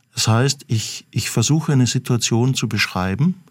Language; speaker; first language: German; native; German